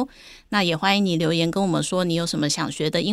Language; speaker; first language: Chinese; native; Chinese